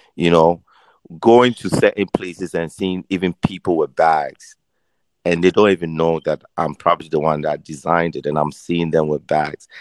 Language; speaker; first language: English; non-native, local second language; Akan